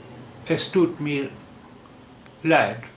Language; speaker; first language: German; non-native, learner; Urdu